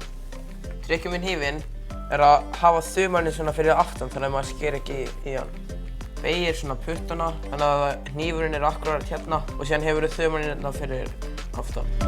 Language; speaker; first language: Icelandic; native; Icelandic